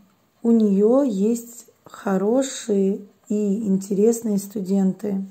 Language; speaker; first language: Russian; non-native, fluent; Azerbaijani